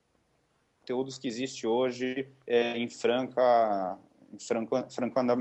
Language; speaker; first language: Portuguese; native; Portuguese